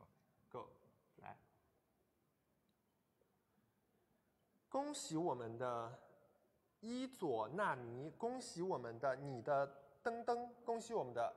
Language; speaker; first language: Chinese; native; Chinese